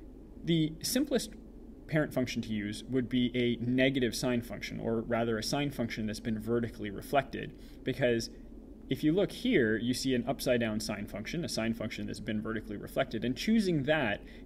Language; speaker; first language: English; native; English